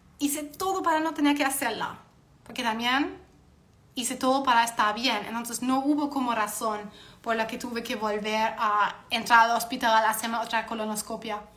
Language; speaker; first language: Spanish; non-native, fluent; German